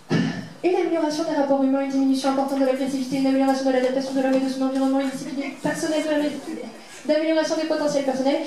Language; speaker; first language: French; native; French